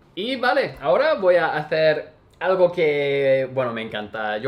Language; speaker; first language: Spanish; non-native, fluent; English